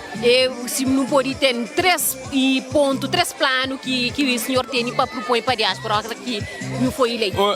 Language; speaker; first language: Portuguese; non-native, local second language; Kabuverdianu